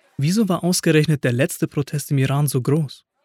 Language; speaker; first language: German; native; German